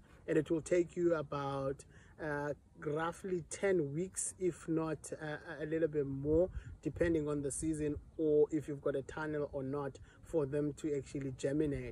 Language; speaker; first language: English; non-native, local second language; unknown